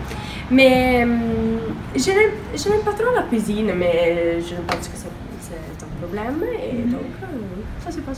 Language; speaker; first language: French; non-native, learner; Italian